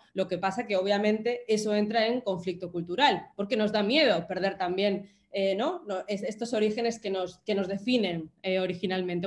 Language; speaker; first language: Spanish; native; Spanish